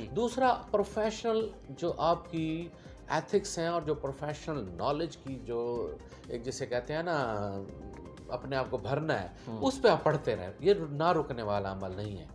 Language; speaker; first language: Urdu; non-native, local second language; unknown